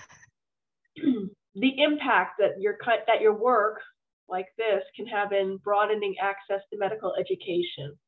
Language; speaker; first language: English; native; English